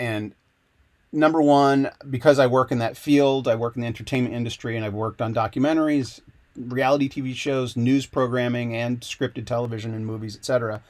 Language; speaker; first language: English; native; English